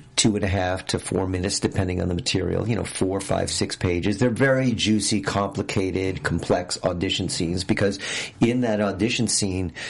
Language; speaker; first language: English; native; English